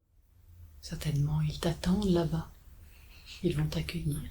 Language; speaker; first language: French; native; French